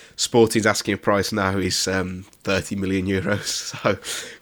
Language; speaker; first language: English; native; English